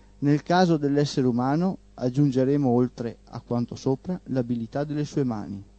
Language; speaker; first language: Italian; native; Italian